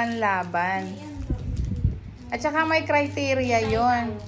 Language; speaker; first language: Filipino; native; Filipino